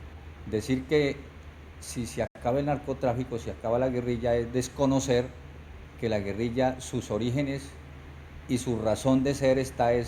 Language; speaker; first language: Spanish; native; Spanish